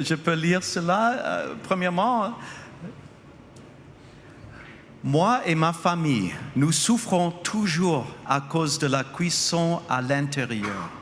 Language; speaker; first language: French; non-native, fluent; English